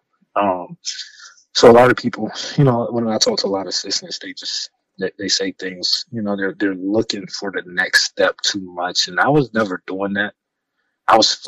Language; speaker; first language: English; native; English